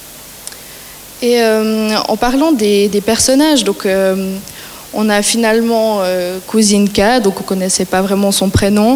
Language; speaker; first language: French; native; French